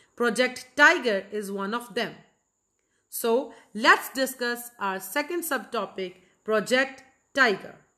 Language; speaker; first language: English; non-native, local second language; Punjabi